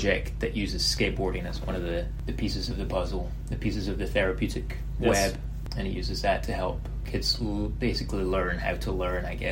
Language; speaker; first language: English; native; English